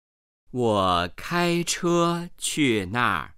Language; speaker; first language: Chinese; non-native, learner; Vietnamese